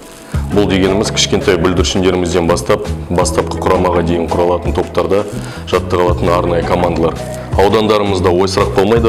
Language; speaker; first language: Kazakh; native; Kazakh